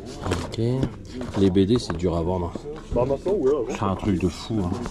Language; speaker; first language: French; native; French